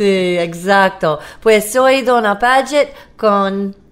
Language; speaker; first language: Spanish; non-native, learner; English